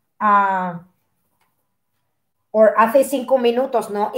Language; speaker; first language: Spanish; non-native, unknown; Filipino